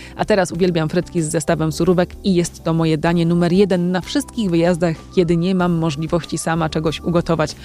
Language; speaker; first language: Polish; native; Polish